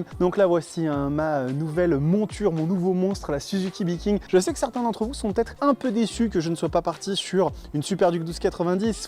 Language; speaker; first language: French; native; French